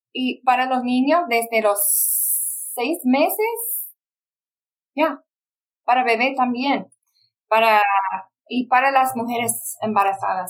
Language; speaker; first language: Spanish; non-native, fluent; English